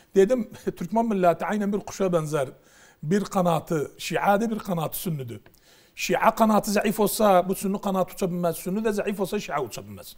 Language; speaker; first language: Turkish; native; Turkish